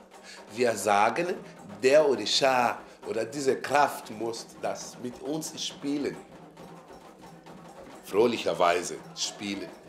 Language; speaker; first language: German; non-native, fluent; Portuguese